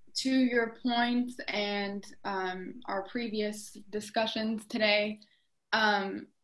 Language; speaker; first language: English; native; English